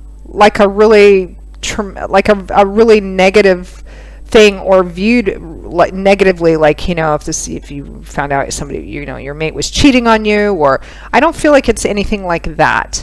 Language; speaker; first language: English; native; English